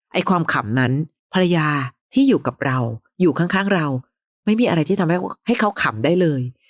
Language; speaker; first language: Thai; native; Thai